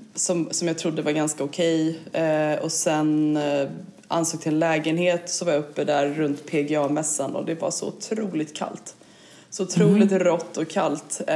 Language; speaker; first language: Swedish; native; Swedish